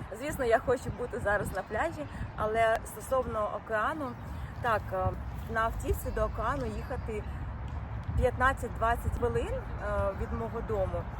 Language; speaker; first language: Ukrainian; non-native, local second language; Russian